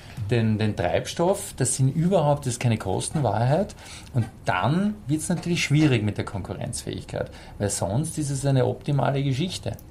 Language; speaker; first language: German; native; German